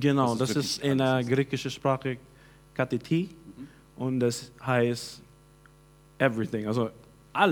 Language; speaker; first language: German; non-native, fluent; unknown